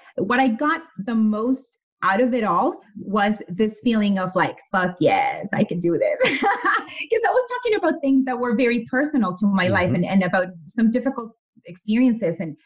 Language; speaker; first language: English; non-native, fluent; Spanish